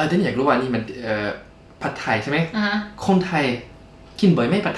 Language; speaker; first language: Thai; non-native, fluent; French